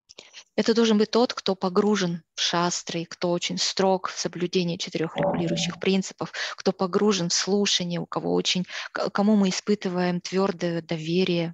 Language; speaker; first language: Russian; native; Russian